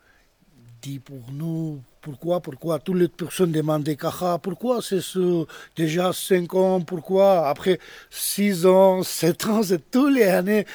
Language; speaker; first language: French; non-native, learner; Georgian